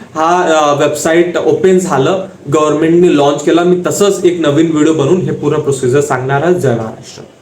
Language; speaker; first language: Marathi; non-native, local second language; Hindi